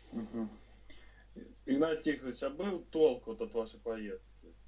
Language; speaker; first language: Russian; native; Russian